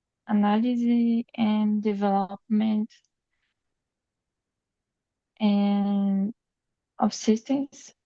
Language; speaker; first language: English; non-native, learner; Portuguese